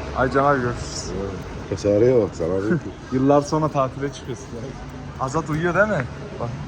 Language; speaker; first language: Turkish; early bilingual, heritage; Turkish